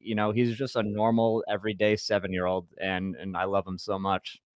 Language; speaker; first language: English; native; English